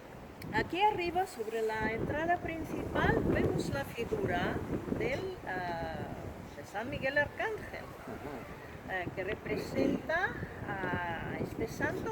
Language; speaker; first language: Spanish; non-native, fluent; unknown